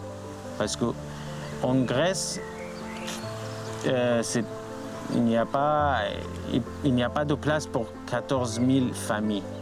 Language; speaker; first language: French; non-native, learner; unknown